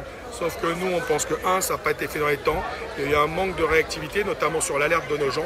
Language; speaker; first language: French; native; French